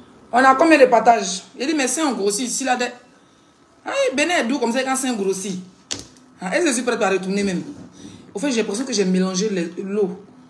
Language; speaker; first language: French; non-native, local second language; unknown